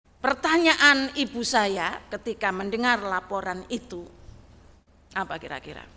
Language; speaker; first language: Indonesian; non-native, local second language; Javanese